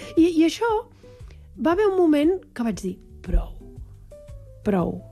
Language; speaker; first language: Catalan; native; Catalan